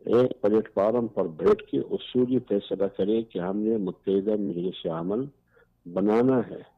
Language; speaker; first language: Urdu; non-native, local second language; Pashto